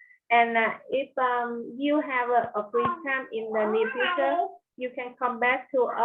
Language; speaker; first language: English; non-native, learner; Vietnamese